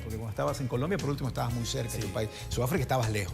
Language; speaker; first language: Spanish; native; Spanish